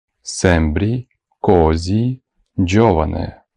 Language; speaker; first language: Italian; non-native, fluent; Ukrainian